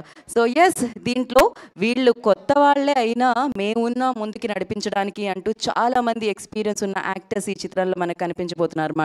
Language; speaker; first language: Telugu; native; Telugu